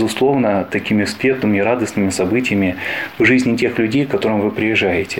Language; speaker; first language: Russian; native; Russian